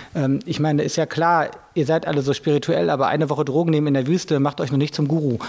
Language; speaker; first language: German; native; German